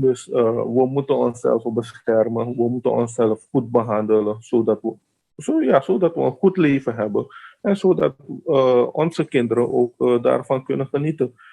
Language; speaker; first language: Dutch; non-native, local second language; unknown